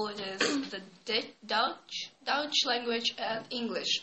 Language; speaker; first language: English; non-native, learner; Russian